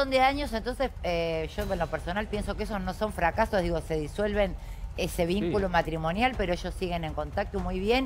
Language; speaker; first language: Spanish; native; Spanish